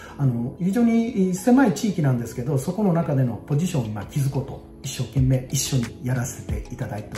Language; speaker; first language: Japanese; native; Japanese